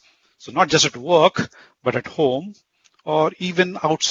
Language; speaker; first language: English; non-native, local second language; Hindi